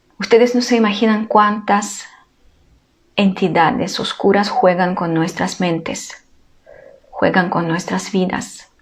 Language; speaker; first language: Spanish; non-native, fluent; Ukrainian